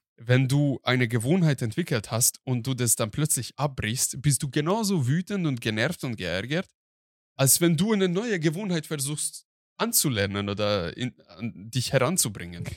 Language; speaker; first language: German; non-native, fluent; Hungarian